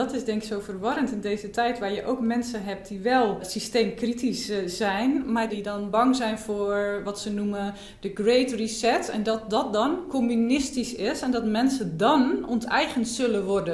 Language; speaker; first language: Dutch; native; Dutch